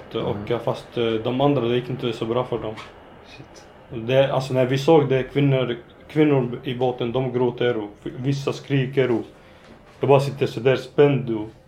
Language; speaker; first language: Swedish; non-native, fluent; Arabic